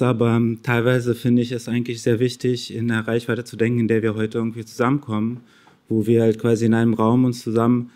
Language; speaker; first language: German; native; German